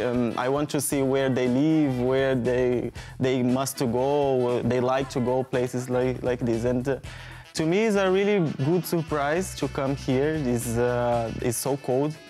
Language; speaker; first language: English; non-native, learner; Portuguese